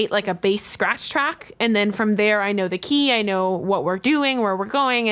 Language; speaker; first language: English; native; English